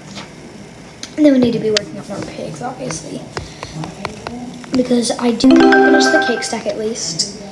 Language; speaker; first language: English; native; English